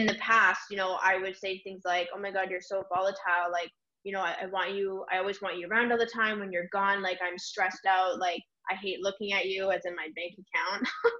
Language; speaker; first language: English; native; English